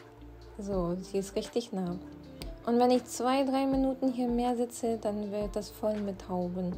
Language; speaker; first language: German; non-native, fluent; Urdu